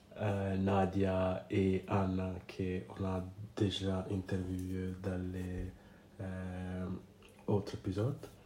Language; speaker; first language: French; non-native, learner; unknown